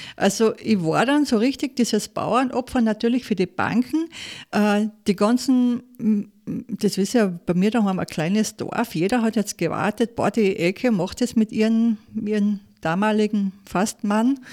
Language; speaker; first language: German; native; German